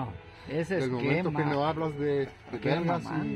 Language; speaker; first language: Spanish; non-native, fluent; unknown